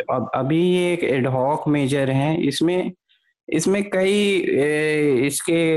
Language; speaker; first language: Hindi; native; Hindi